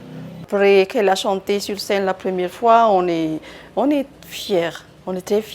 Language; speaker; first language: French; non-native, local second language; Malagasy